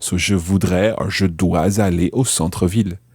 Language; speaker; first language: French; non-native, fluent; English